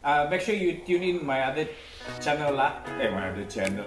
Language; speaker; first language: English; non-native, local second language; Malay